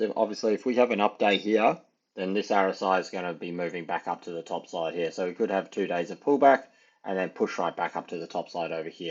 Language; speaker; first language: English; native; English